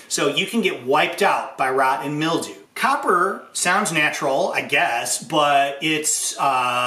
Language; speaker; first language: English; native; English